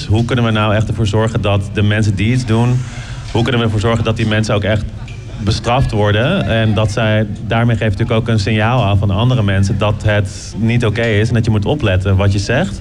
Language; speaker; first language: Dutch; native; Dutch